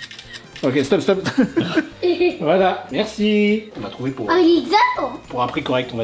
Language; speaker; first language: French; native; French